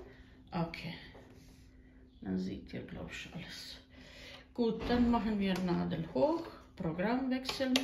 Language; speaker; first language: German; non-native, learner; Croatian